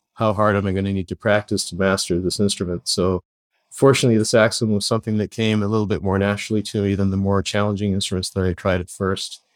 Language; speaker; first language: English; native; English